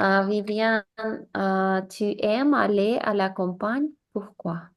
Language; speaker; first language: French; non-native, learner; English